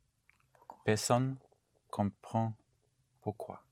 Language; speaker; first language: French; non-native, learner; English